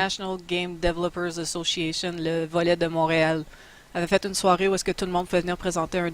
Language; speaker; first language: French; native; French